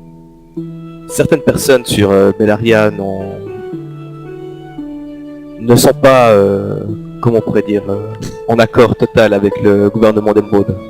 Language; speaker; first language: French; native; French